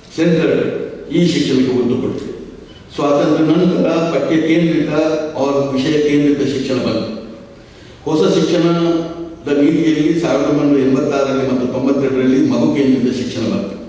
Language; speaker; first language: Kannada; non-native, local second language; Tulu